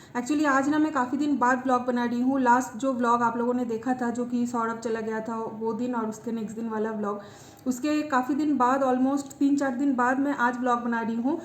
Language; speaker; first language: Hindi; non-native, local second language; Bangla